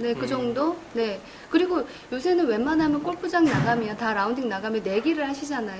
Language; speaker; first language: Korean; native; Korean